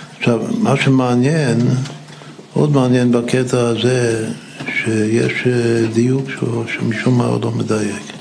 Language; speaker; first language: Hebrew; non-native, fluent; English